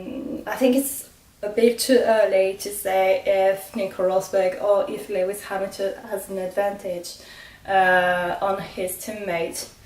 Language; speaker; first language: English; non-native, fluent; French